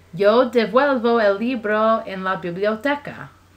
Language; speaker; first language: Spanish; non-native, fluent; English